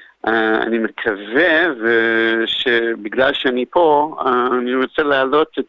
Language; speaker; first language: Hebrew; non-native, fluent; English